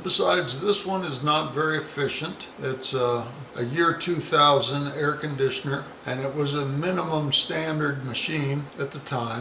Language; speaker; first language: English; native; English